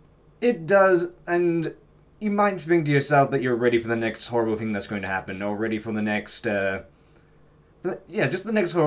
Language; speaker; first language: English; native; English